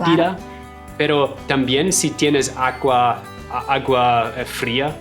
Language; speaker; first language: Spanish; non-native, fluent; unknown